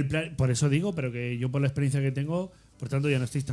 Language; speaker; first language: Spanish; native; Spanish